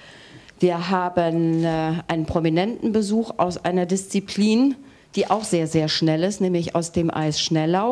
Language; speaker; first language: German; native; German